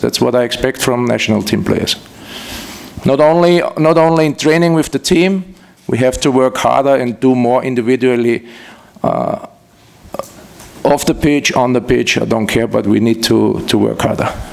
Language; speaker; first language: English; non-native, fluent; German